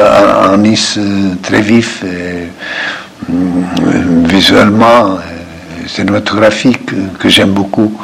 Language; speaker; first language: French; non-native, fluent; Portuguese